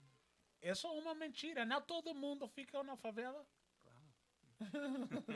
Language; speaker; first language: Portuguese; non-native, learner; Spanish